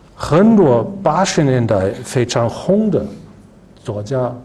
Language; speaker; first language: Chinese; non-native, fluent; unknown